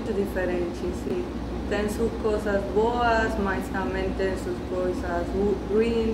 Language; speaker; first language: Portuguese; non-native, learner; Spanish